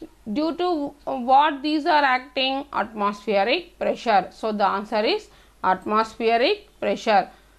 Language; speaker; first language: English; non-native, local second language; Telugu